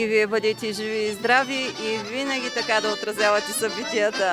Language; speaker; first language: Bulgarian; native; Bulgarian